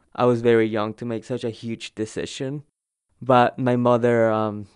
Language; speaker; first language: English; early bilingual, other home language; Spanish